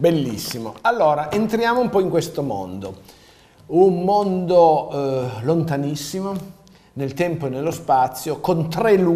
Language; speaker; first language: Italian; native; Italian